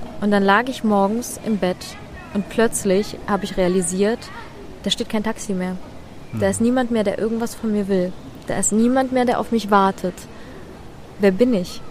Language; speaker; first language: German; early bilingual, other home language; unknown